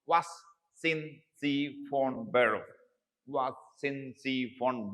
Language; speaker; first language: German; non-native, learner; Malayalam